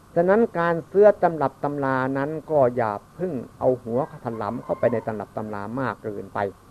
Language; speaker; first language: Thai; non-native, local second language; Northeastern Thai